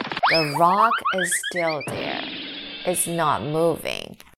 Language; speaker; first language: English; non-native, fluent; Chinese